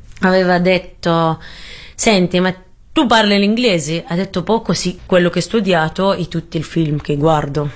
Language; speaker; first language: Italian; non-native, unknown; Arabic